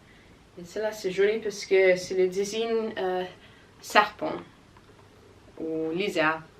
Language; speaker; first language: French; non-native, learner; English